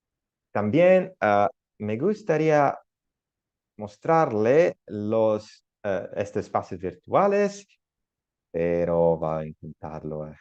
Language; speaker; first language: Spanish; non-native, learner; Italian